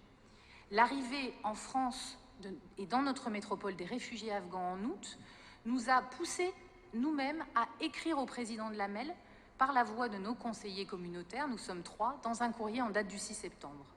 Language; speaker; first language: French; native; French